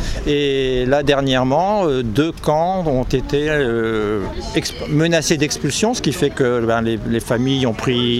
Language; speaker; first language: French; native; French